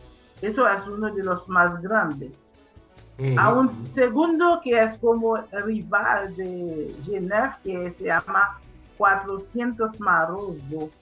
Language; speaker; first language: Spanish; non-native, fluent; Haitian Creole